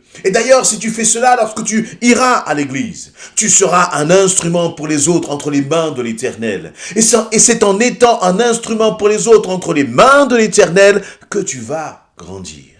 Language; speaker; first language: French; native; French